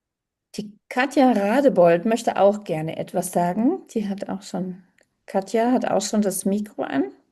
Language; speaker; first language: German; native; German